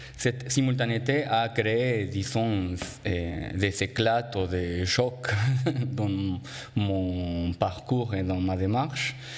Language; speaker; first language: French; non-native, fluent; Spanish